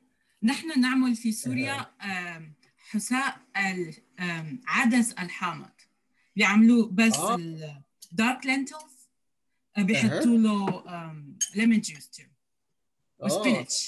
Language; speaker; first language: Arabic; native; Arabic